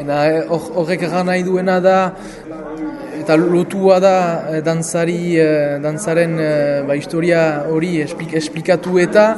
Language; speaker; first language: Basque; native; Basque